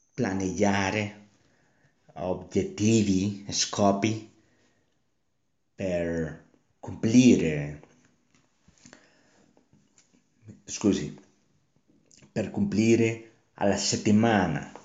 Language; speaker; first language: Italian; non-native, learner; Spanish